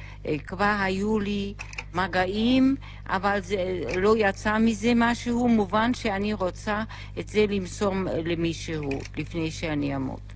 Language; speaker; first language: Hebrew; non-native, fluent; German